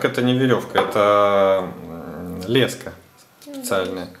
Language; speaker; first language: Russian; native; Russian